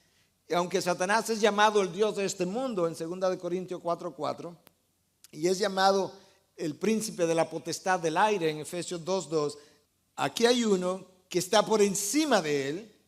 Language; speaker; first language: Spanish; native; Spanish